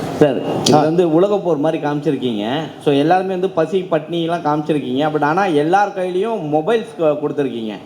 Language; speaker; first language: Tamil; native; Tamil